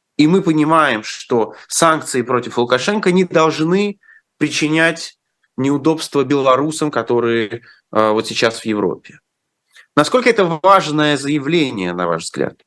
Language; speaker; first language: Russian; native; Russian